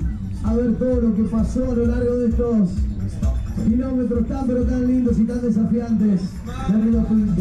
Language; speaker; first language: Spanish; native; Spanish